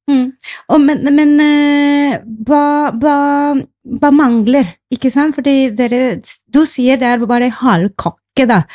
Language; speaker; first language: Norwegian; non-native, fluent; Spanish